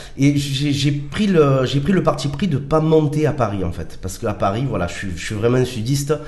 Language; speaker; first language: French; native; French